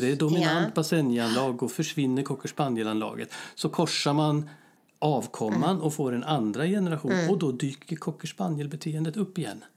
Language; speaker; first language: Swedish; native; Swedish